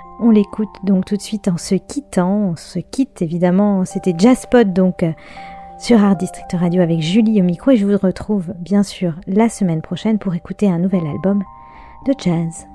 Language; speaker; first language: French; native; French